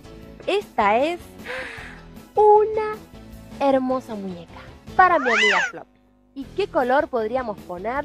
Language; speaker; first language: Spanish; native; Spanish